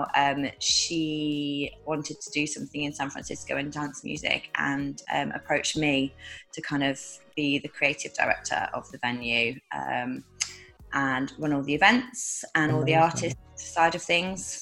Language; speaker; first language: English; native; English